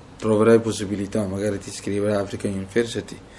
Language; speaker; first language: Italian; non-native, fluent; Somali